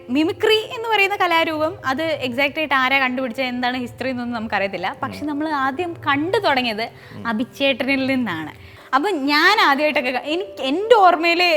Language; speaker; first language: Malayalam; native; Malayalam